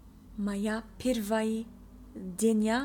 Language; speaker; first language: Russian; non-native, learner; English